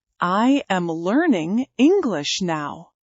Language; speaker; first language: English; non-native, fluent; Ukrainian